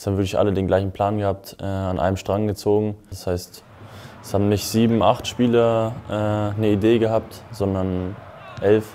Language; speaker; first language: German; native; German